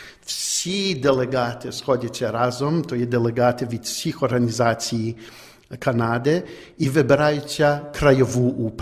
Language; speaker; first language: Ukrainian; early bilingual, heritage; Ukrainian